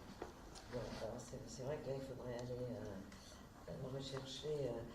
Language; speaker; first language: French; native; French